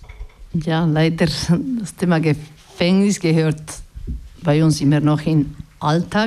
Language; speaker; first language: German; non-native, fluent; Basque